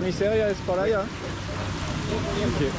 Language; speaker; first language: Spanish; non-native, learner; French